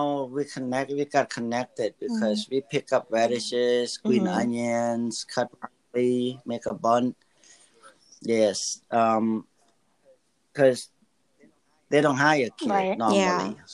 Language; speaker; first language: English; early bilingual, other home language; Lao